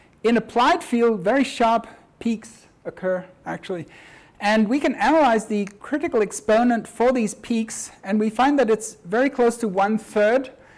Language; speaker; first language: English; native; English